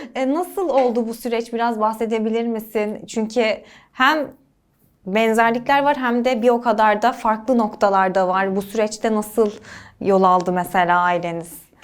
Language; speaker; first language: Turkish; native; Turkish